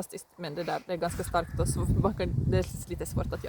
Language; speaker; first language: Swedish; non-native, local second language; Finnish